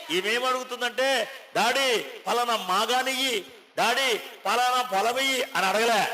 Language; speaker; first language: Telugu; native; Telugu